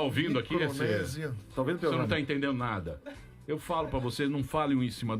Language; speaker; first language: Portuguese; native; Portuguese